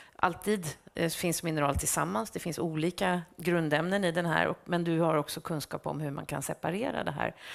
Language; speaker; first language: Swedish; native; Swedish